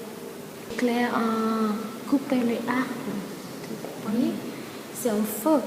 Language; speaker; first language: French; non-native, learner; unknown